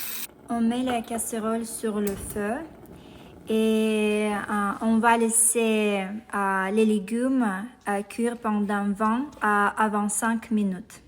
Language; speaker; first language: French; non-native, fluent; Russian